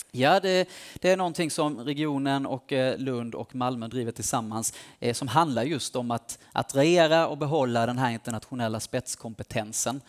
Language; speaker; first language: Swedish; native; Swedish